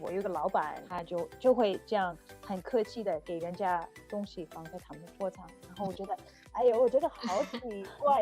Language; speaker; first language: Chinese; non-native, fluent; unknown